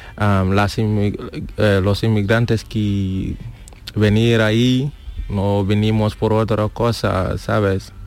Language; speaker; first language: Spanish; non-native, learner; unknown